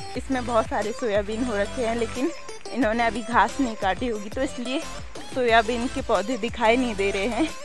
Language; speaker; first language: Hindi; native; Hindi